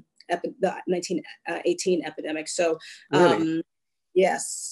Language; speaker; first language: English; native; English